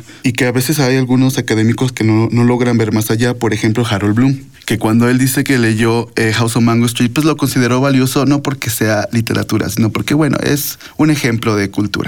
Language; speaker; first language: Spanish; native; Spanish